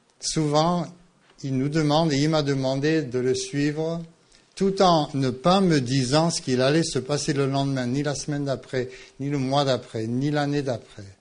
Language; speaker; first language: French; non-native, fluent; English